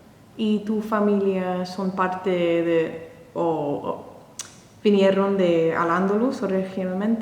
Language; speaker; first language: Spanish; non-native, learner; English